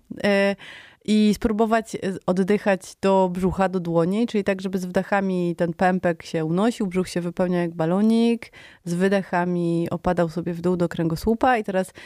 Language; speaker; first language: Polish; native; Polish